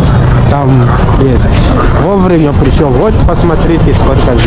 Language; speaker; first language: Russian; non-native, fluent; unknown